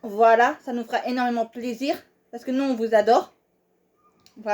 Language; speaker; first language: French; native; French